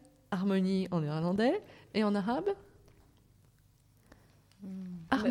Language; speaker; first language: French; native; French